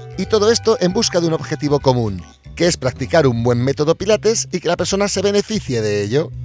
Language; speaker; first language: Spanish; native; Spanish